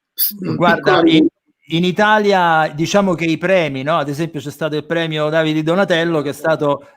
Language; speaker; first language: Italian; native; Italian